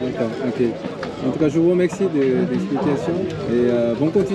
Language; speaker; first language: French; non-native, learner; Korean